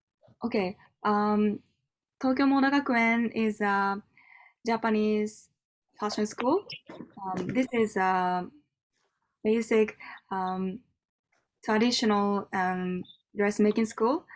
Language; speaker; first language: English; non-native, learner; Japanese